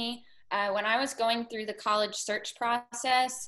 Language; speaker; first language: English; native; English